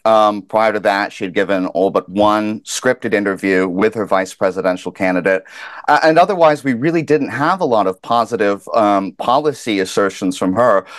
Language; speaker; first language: English; native; English